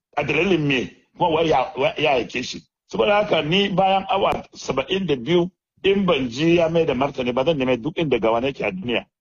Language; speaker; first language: Hausa; non-native, local second language; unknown